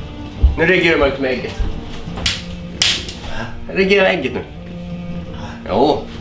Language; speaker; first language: Swedish; native; Swedish